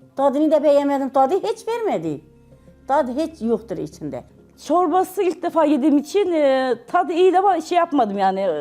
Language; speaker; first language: Turkish; native; Turkish